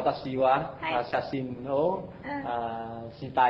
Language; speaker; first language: Japanese; non-native, learner; Vietnamese